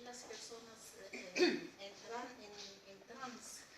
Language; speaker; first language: Spanish; non-native, learner; Arabic